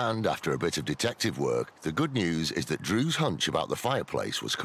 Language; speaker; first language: English; native; English